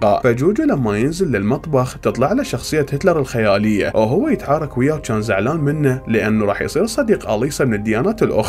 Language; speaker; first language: Arabic; native; Arabic